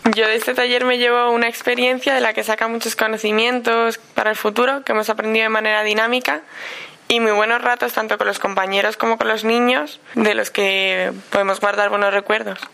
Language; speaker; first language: Spanish; native; Spanish